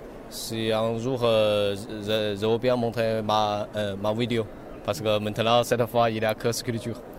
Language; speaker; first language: French; non-native, learner; Chinese